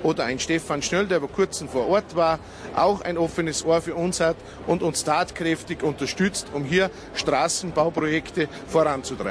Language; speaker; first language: German; native; German